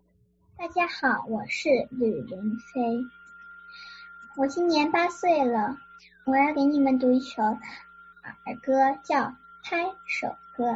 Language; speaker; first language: Chinese; early bilingual, heritage; Chinese